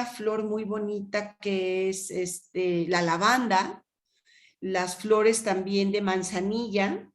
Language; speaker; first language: Spanish; native; Spanish